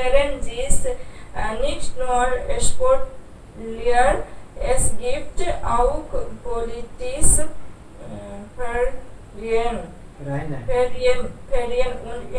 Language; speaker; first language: German; non-native, learner; Hindi